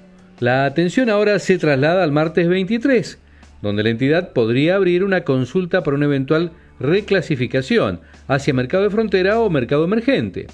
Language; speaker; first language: Spanish; native; Spanish